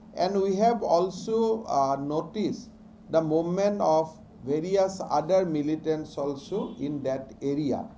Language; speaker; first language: English; non-native, local second language; Assamese